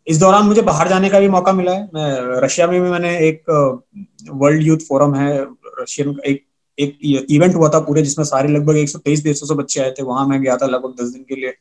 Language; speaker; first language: Hindi; native; Hindi